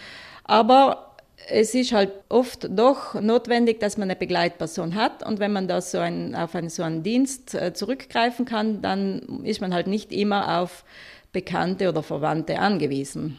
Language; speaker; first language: German; native; German